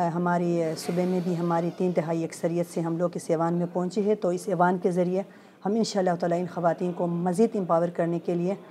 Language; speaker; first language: Urdu; non-native, local second language; Khowar